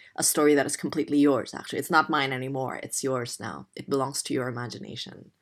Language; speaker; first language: English; non-native, fluent; Indonesian